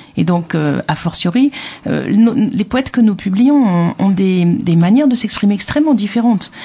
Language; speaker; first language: French; native; French